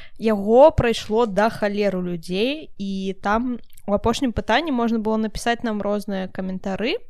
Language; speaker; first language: Belarusian; non-native, local second language; Russian